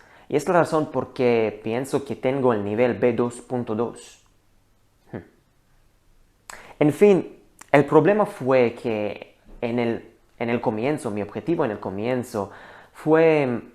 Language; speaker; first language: Spanish; non-native, learner; Hebrew